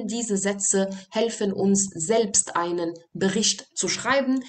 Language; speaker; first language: German; non-native, fluent; Arabic